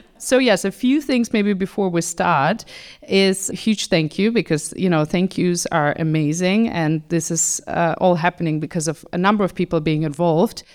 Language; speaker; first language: English; non-native, fluent; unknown